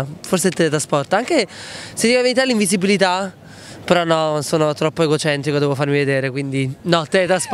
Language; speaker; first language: Italian; native; Italian